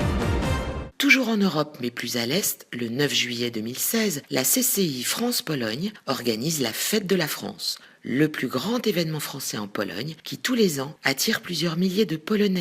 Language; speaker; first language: French; native; French